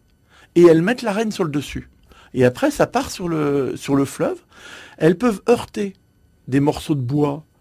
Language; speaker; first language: French; native; French